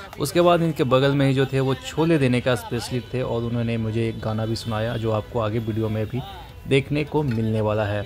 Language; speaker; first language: Hindi; native; Hindi